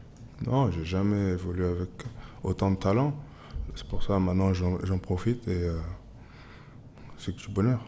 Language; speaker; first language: French; native; French